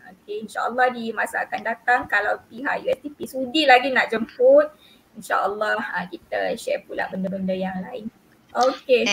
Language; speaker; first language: Malay; native; Malay